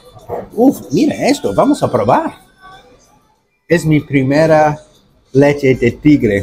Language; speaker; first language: Spanish; non-native, learner; English